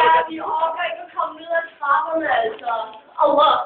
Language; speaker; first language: Danish; early bilingual, other home language; Turkish